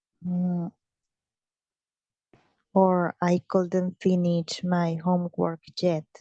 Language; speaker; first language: English; non-native, learner; Spanish